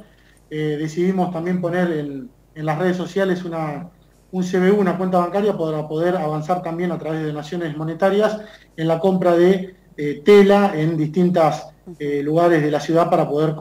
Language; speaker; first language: Spanish; native; Spanish